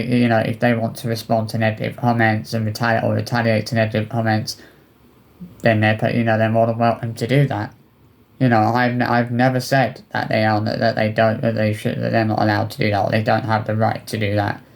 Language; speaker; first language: English; native; English